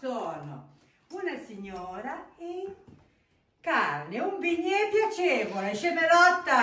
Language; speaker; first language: Italian; native; Italian